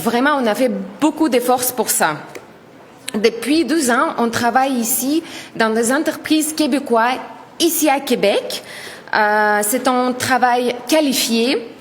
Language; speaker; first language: French; non-native, learner; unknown